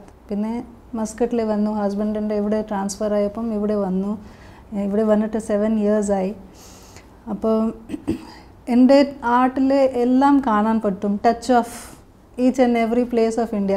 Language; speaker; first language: Malayalam; early bilingual, heritage; Malayalam